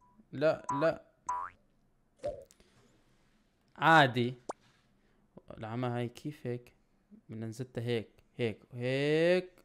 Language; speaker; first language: Arabic; native; Arabic